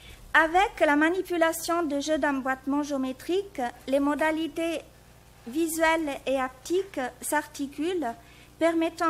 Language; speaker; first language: French; native; French